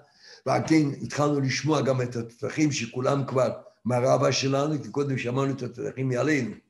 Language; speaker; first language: Hebrew; non-native, fluent; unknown